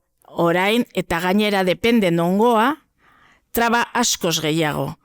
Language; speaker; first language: Basque; non-native, local second language; Spanish